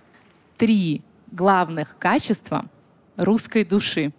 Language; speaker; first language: Russian; native; Russian